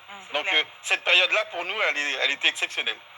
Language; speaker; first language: French; native; French